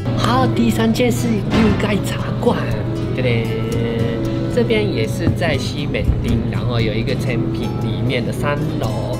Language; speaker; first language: Chinese; non-native, fluent; Japanese